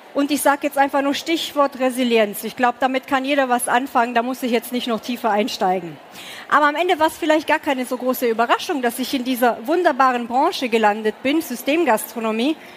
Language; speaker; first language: German; early bilingual, other home language; Romanian